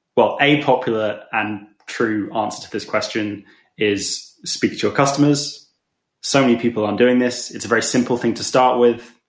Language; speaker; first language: English; native; English